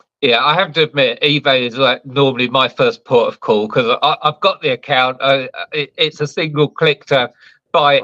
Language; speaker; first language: English; native; English